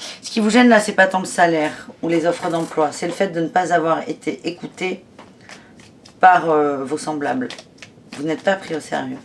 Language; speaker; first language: French; native; French